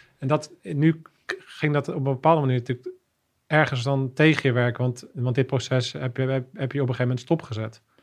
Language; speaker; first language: Dutch; native; Dutch